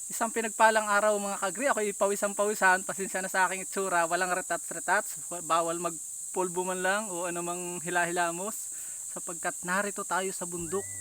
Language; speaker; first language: Filipino; native; Filipino